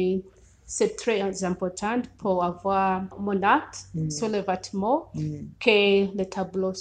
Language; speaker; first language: French; non-native, learner; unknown